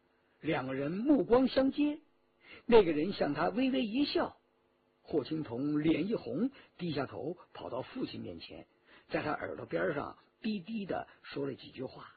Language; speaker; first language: Chinese; native; Chinese